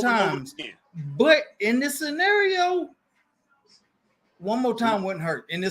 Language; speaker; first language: English; native; English